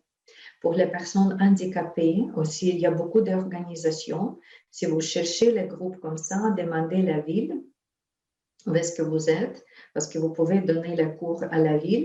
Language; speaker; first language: French; non-native, fluent; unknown